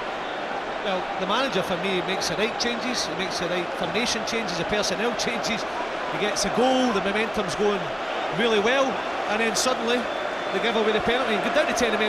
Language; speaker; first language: English; native; English